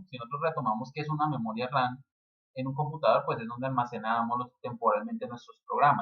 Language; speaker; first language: Spanish; native; Spanish